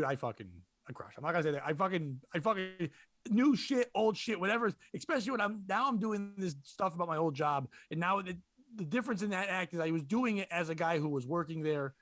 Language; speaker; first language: English; native; English